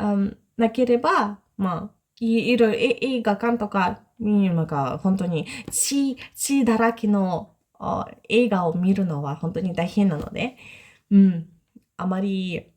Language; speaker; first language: Japanese; non-native, fluent; Ukrainian